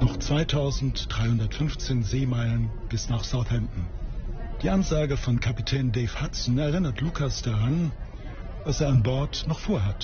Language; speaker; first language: German; native; German